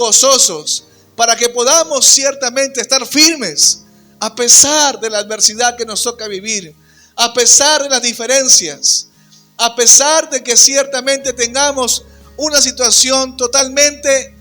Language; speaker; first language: Spanish; native; Spanish